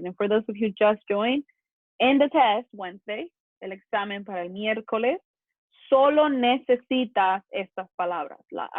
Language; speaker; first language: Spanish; early bilingual, other home language; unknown